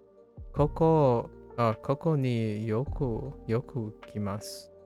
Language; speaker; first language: Japanese; non-native, learner; English